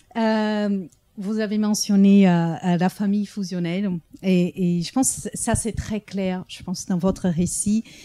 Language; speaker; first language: French; early bilingual, heritage; French